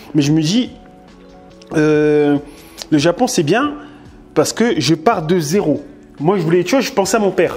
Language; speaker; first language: French; native; French